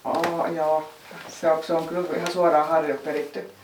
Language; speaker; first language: Finnish; native; Finnish